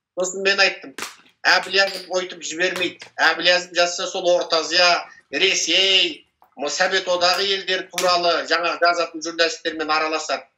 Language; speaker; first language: Kazakh; native; Kazakh